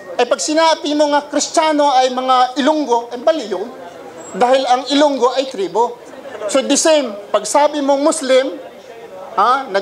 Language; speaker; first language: Filipino; non-native, local second language; Cebuano